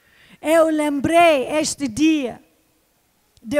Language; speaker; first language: Portuguese; non-native, fluent; English